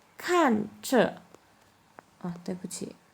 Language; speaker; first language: Chinese; non-native, fluent; Indonesian